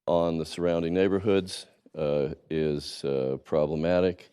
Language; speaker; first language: English; native; English